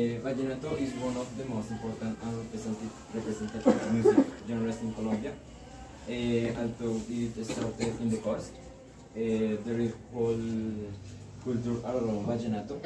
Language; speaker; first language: English; non-native, learner; Spanish